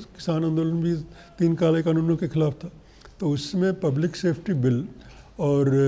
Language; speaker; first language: Hindi; native; Hindi